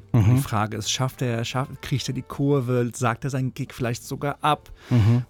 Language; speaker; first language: German; native; German